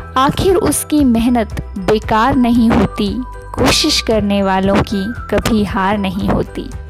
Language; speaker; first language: Hindi; native; Hindi